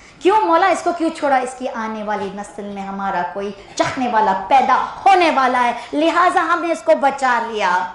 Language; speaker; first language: Urdu; early bilingual, heritage; Urdu